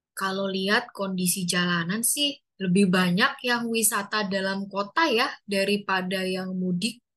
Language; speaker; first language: Indonesian; native; Indonesian